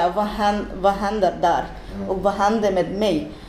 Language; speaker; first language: Swedish; non-native, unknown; Bangla